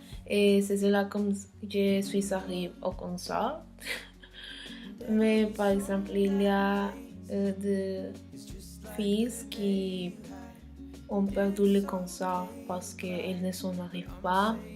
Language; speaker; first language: French; non-native, learner; Spanish